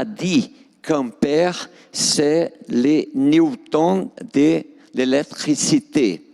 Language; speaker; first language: French; non-native, fluent; Portuguese